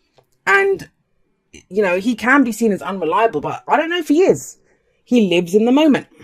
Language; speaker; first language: English; native; English